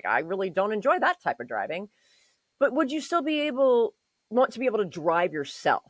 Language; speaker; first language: English; native; English